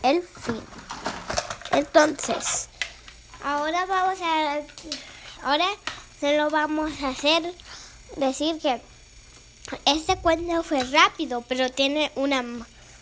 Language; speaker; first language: Spanish; early bilingual, heritage; Spanish